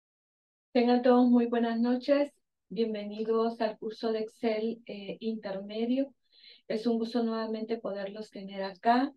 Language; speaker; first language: Spanish; native; Spanish